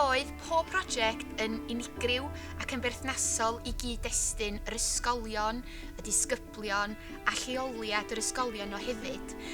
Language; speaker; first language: Welsh; native; Welsh